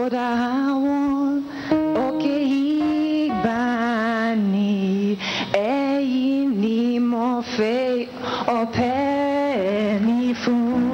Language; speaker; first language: English; native; English